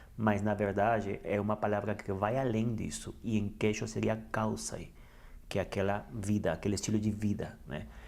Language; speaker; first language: Portuguese; non-native, fluent; Spanish